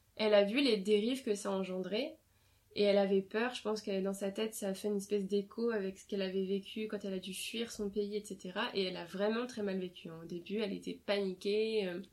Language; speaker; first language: French; native; French